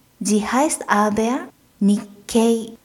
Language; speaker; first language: German; non-native, fluent; Japanese